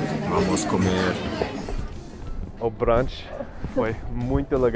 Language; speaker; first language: Portuguese; non-native, fluent; English